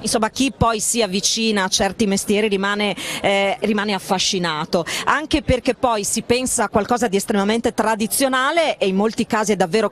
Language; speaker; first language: Italian; native; Italian